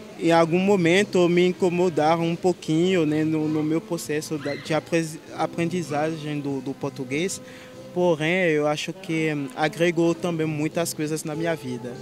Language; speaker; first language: Portuguese; non-native, fluent; French